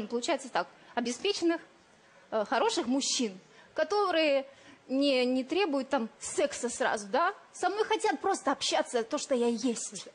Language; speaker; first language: Russian; native; Russian